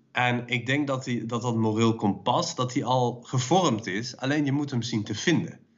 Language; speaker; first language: Dutch; early bilingual, other home language; Persian